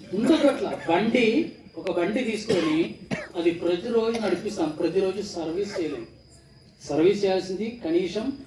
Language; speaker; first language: Telugu; non-native, fluent; Malayalam